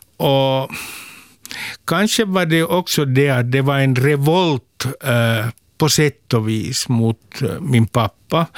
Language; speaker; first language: Swedish; non-native, local second language; Finnish